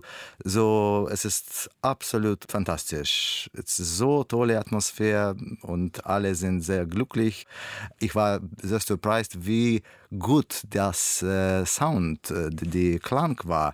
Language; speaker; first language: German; non-native, learner; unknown